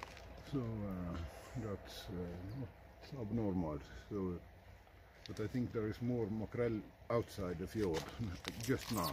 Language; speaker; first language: English; non-native, learner; Norwegian